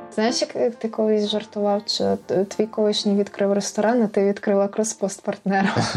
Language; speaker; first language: Ukrainian; native; Ukrainian